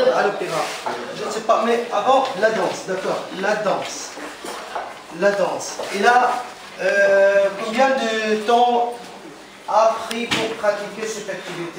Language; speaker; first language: French; non-native, fluent; Arabic